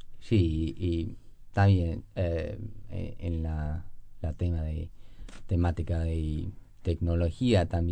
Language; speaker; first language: Spanish; non-native, fluent; English